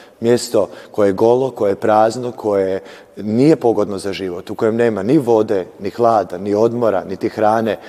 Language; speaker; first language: Croatian; native; Croatian